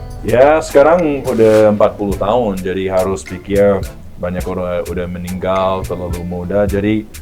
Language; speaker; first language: Indonesian; non-native, learner; English